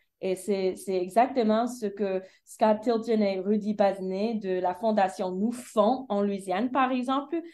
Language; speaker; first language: French; early bilingual, heritage; French